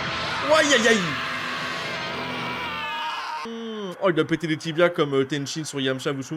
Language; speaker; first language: French; native; French